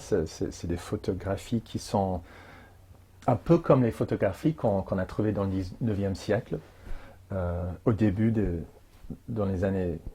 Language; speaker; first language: French; non-native, fluent; English